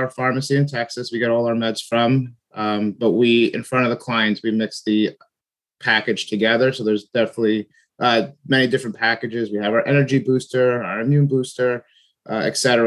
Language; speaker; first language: English; native; English